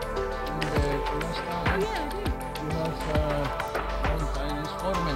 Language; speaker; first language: English; non-native, learner; Spanish